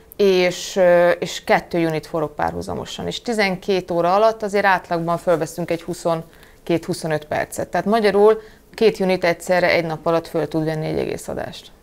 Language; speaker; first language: Hungarian; non-native, fluent; English